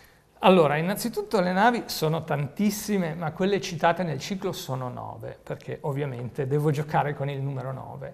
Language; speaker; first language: Italian; native; Italian